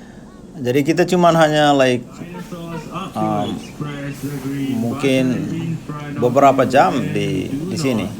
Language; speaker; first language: Indonesian; non-native, local second language; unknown